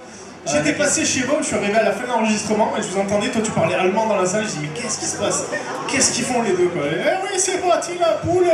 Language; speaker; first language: French; native; French